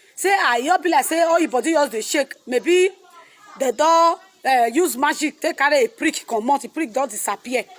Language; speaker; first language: Nigerian Pidgin; non-native, local second language; Bini